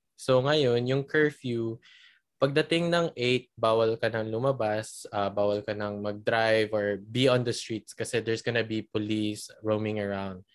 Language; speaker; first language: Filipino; early bilingual, heritage; Filipino